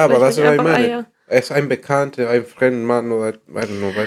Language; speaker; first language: German; non-native, learner; Spanish